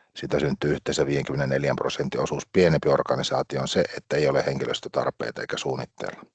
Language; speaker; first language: Finnish; native; Finnish